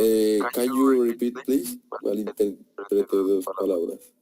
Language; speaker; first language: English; non-native, learner; Spanish